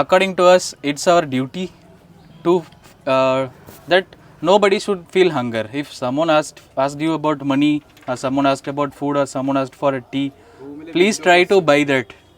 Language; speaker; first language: English; non-native, local second language; Tamil